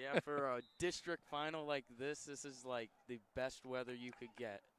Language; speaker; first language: English; native; English